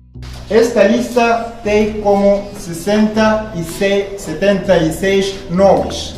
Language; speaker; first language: Portuguese; non-native, fluent; Arabic